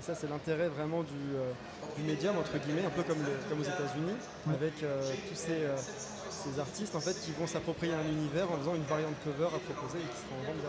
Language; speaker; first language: French; native; French